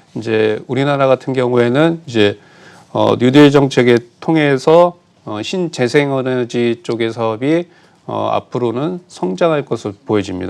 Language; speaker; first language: Korean; native; Korean